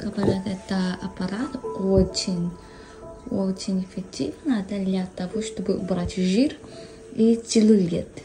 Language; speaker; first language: Russian; non-native, learner; Korean